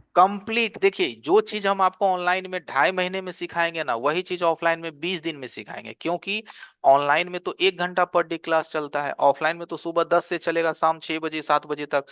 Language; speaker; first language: Hindi; native; Hindi